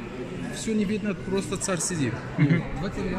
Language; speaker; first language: Russian; non-native, learner; Arabic